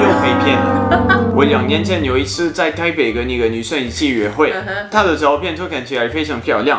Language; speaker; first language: Chinese; non-native, fluent; French